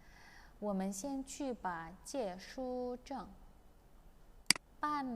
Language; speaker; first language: Chinese; non-native, fluent; Indonesian